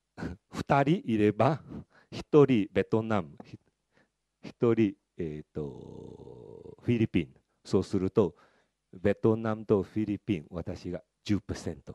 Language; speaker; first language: Japanese; non-native, fluent; Chinese